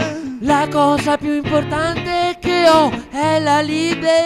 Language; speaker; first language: Italian; native; Italian